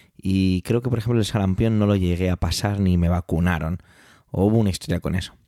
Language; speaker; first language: Spanish; early bilingual, other home language; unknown